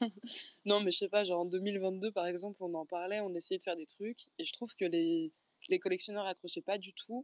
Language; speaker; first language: French; native; French